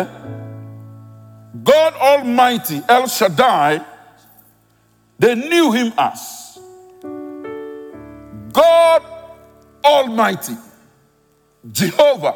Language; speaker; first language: English; non-native, local second language; Akan